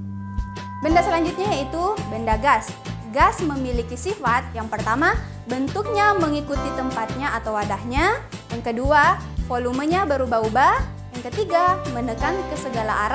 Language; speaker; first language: Malay; native; Malay